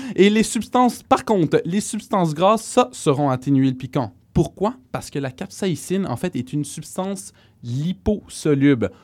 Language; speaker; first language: French; native; French